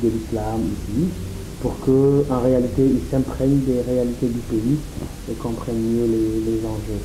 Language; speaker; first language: French; non-native, local second language; Wolof